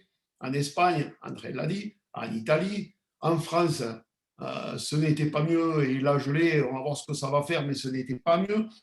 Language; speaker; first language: French; native; French